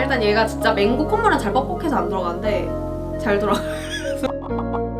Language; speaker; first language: Korean; native; Korean